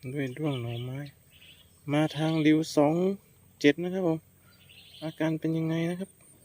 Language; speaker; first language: Thai; native; Thai